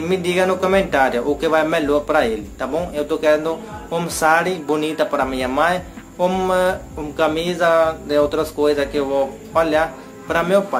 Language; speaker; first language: Portuguese; non-native, learner; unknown